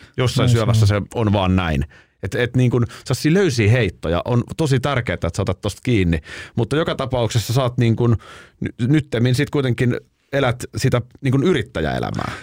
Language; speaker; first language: Finnish; native; Finnish